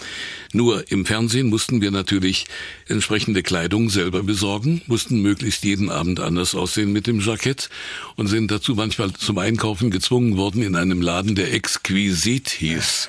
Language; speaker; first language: German; native; German